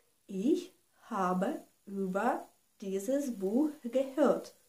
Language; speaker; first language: German; non-native, fluent; Russian